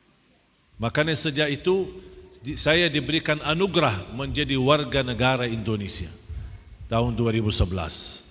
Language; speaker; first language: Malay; non-native, fluent; Arabic